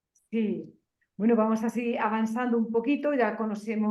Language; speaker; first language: Spanish; native; Spanish